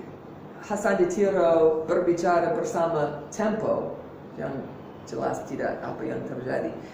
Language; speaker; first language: Indonesian; non-native, fluent; English